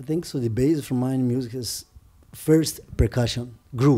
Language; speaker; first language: English; non-native, learner; Portuguese